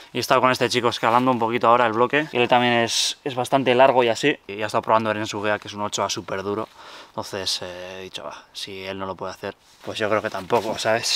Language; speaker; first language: Spanish; native; Spanish